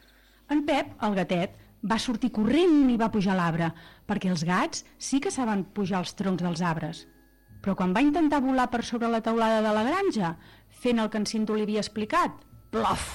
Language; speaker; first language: Catalan; native; Catalan